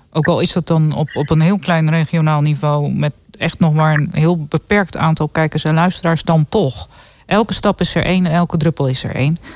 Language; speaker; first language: Dutch; native; Dutch